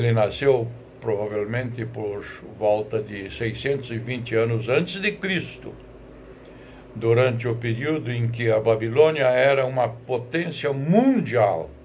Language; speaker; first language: Portuguese; native; Portuguese